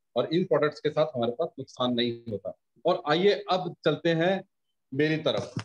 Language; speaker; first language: Hindi; native; Hindi